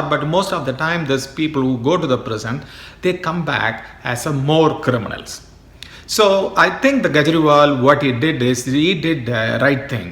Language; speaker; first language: English; non-native, local second language; Tamil